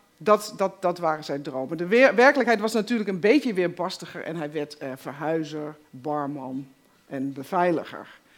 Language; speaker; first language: Dutch; native; Dutch